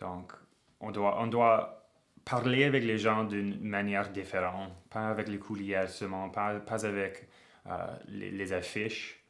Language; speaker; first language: French; non-native, local second language; English